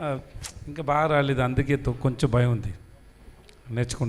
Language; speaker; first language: Telugu; non-native, learner; Tamil